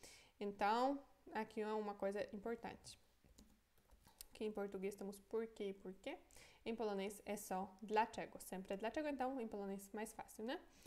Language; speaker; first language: Portuguese; non-native, fluent; Polish